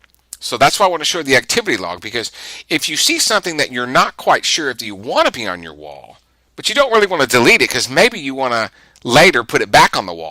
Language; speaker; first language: English; native; English